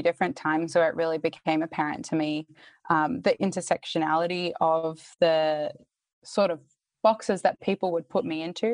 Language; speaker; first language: English; native; English